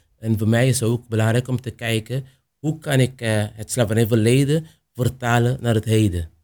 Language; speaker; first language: Dutch; non-native, local second language; Papiamento